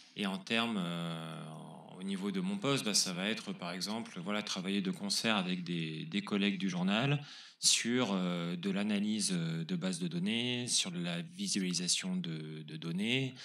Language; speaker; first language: French; native; French